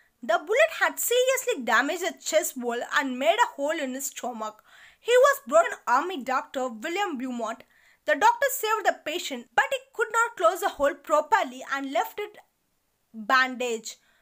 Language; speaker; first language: English; non-native, local second language; Tamil